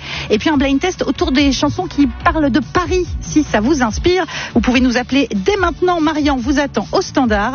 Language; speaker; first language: French; native; French